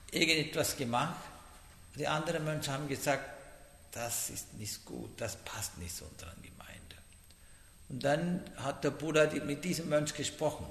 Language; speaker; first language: German; non-native, fluent; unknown